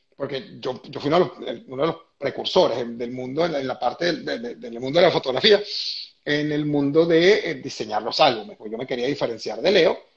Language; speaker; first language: Spanish; native; Spanish